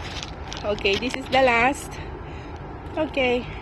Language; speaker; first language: English; non-native, local second language; Filipino